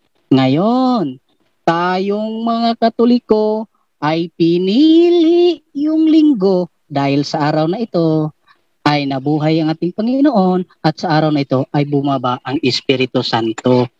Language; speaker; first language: Filipino; non-native, local second language; Cebuano